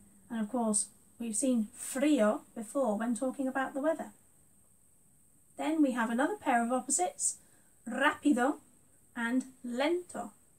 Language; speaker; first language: English; native; English